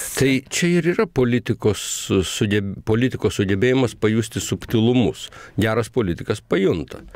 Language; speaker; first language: Lithuanian; native; Lithuanian